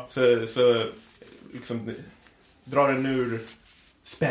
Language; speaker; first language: Swedish; native; Swedish